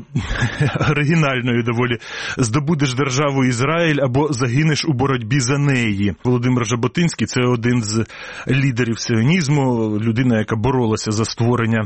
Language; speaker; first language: Ukrainian; native; Ukrainian